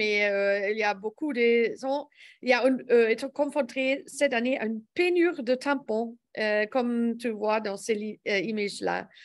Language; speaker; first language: French; non-native, learner; English